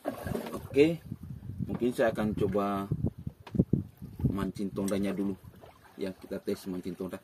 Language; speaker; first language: Indonesian; native; Indonesian